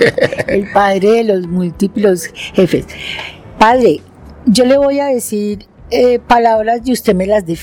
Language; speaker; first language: Spanish; native; Spanish